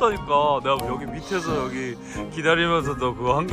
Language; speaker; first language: Korean; native; Korean